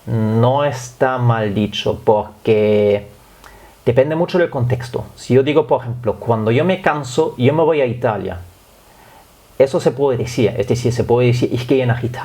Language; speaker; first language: Spanish; non-native, fluent; German